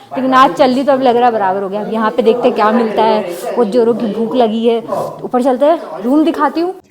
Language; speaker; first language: Hindi; native; Hindi